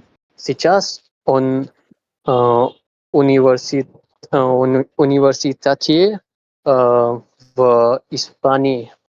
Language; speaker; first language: Russian; non-native, learner; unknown